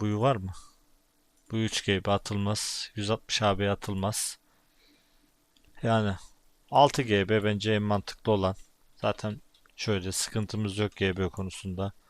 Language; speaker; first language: Turkish; native; Turkish